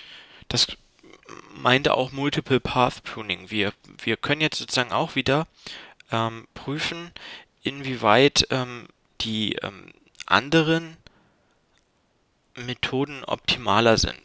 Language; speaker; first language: German; native; German